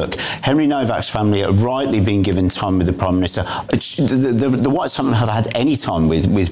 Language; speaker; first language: English; native; English